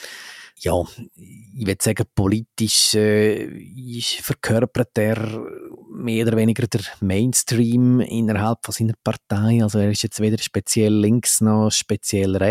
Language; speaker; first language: German; native; German